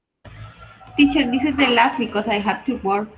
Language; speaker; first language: English; non-native, learner; Spanish